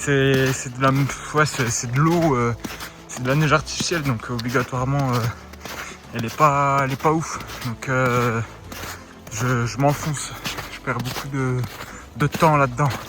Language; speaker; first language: French; native; French